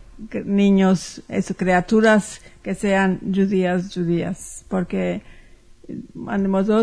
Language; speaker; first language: Spanish; early bilingual, heritage; Ladino